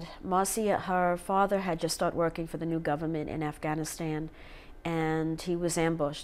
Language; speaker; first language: English; native; English